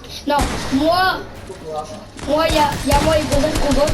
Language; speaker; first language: French; native; French